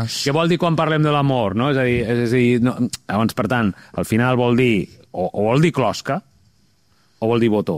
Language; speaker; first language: Catalan; native; Catalan